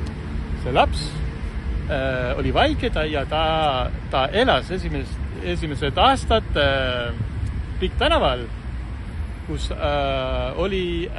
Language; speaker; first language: Estonian; non-native, fluent; Spanish